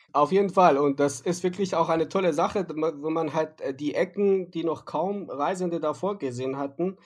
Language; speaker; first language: German; non-native, fluent; Persian